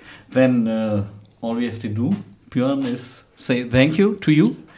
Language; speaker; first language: English; non-native, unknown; German